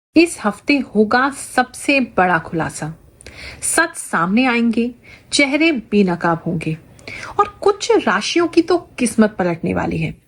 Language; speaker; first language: Hindi; native; Hindi